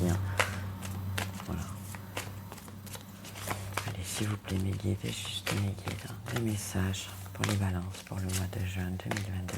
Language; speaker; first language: French; native; French